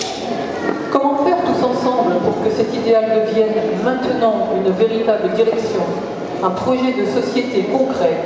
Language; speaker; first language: French; native; French